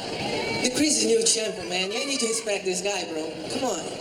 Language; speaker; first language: English; non-native, learner; Portuguese